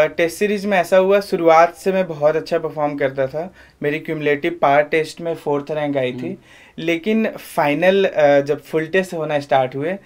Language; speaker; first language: Hindi; native; Hindi